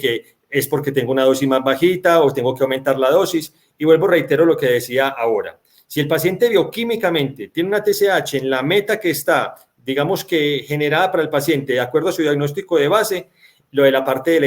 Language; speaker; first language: Spanish; native; Spanish